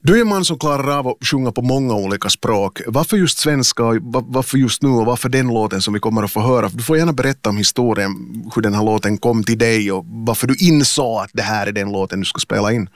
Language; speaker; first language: Swedish; native; Swedish